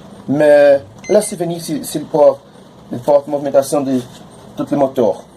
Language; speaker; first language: French; non-native, learner; Portuguese